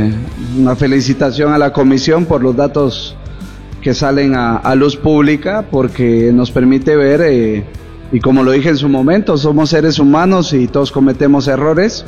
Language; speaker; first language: Spanish; native; Spanish